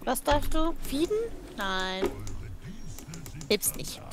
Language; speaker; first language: German; native; German